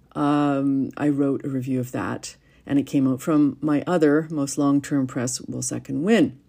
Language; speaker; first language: English; native; English